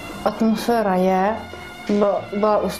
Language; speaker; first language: Czech; non-native, learner; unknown